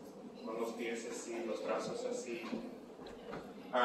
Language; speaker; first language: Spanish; non-native, learner; English